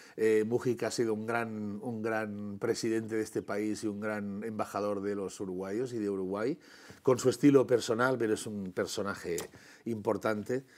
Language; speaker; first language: Spanish; non-native, local second language; Catalan